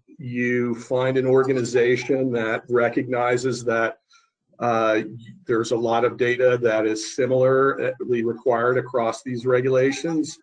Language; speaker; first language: English; native; English